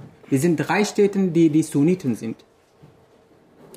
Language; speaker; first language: German; non-native, fluent; Kurdish